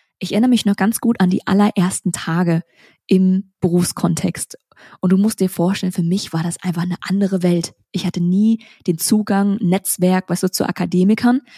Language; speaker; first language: German; early bilingual, other home language; Vietnamese